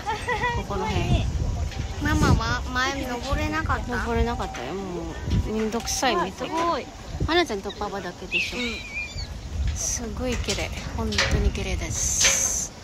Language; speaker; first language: Japanese; non-native, learner; Filipino